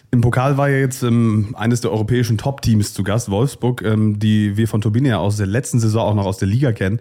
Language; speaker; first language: German; native; German